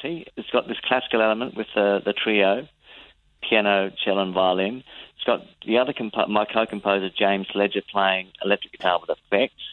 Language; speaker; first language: English; native; English